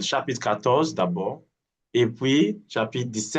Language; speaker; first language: French; non-native, fluent; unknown